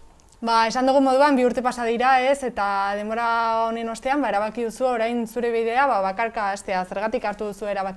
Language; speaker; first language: Basque; native; Basque